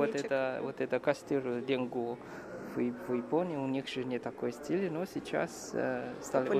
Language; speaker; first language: Russian; non-native, fluent; Chinese